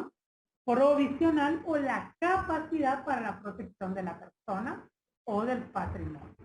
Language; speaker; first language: Spanish; native; Spanish